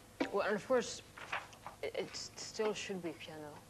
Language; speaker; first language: English; non-native, fluent; French